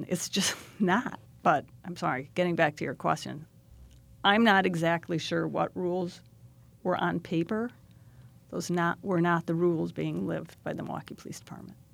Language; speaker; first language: English; native; English